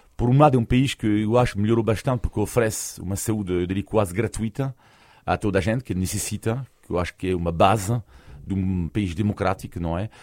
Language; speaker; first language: Portuguese; non-native, fluent; French